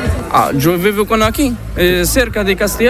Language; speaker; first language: Spanish; non-native, learner; Arabic